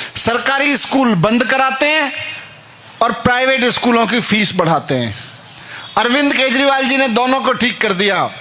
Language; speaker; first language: Hindi; native; Hindi